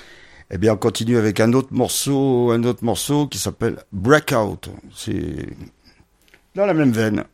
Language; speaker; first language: French; native; French